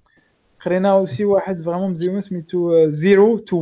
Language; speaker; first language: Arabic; native; Arabic